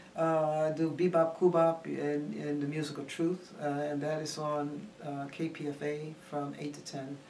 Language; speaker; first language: English; native; English